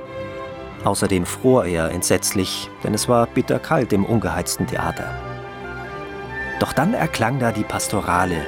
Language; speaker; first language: German; native; German